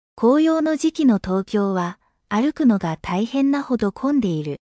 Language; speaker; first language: Japanese; native; Japanese